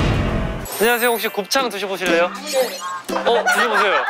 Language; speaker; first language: Korean; native; Korean